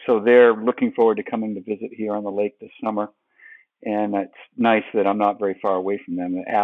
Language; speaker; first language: English; native; English